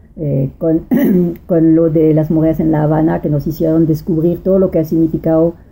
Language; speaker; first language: Spanish; non-native, fluent; French